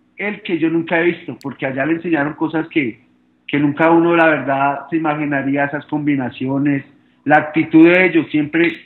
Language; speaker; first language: Spanish; native; Spanish